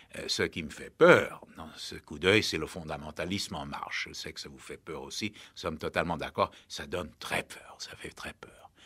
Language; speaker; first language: French; native; French